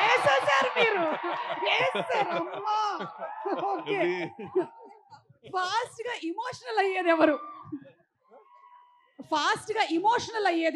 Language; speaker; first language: Telugu; native; Telugu